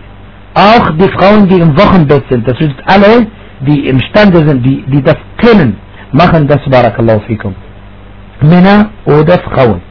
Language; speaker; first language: German; non-native, fluent; Arabic